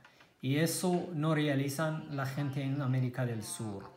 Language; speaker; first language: Spanish; non-native, learner; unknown